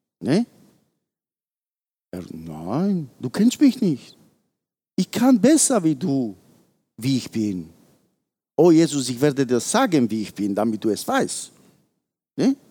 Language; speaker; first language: German; non-native, fluent; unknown